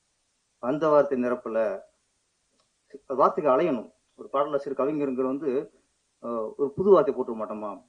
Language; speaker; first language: Tamil; native; Tamil